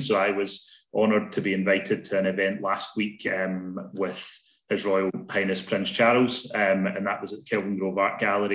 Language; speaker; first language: English; native; English